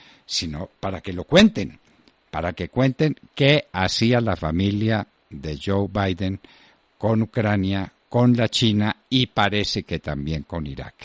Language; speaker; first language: Spanish; native; Spanish